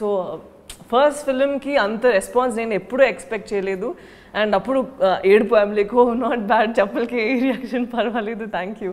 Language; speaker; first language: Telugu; non-native, learner; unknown